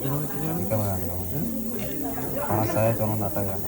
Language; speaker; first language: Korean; non-native, learner; Sinhala